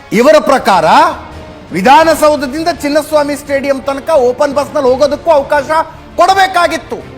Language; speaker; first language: Kannada; native; Kannada